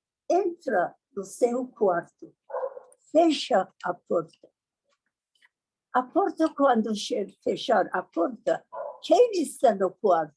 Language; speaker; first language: Portuguese; non-native, learner; Persian